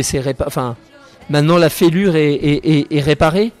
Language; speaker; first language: French; native; French